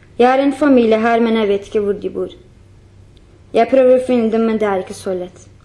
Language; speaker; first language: Norwegian; non-native, fluent; Kurdish